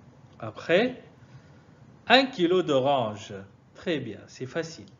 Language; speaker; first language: French; non-native, fluent; Arabic